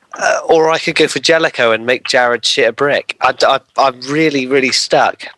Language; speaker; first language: English; native; English